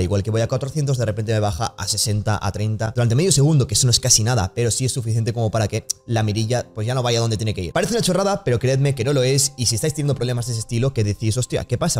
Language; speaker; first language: Spanish; native; Spanish